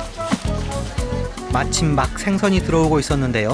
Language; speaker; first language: Korean; native; Korean